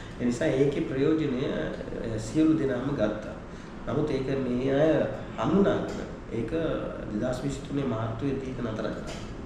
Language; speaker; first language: Sinhala; non-native, local second language; Tamil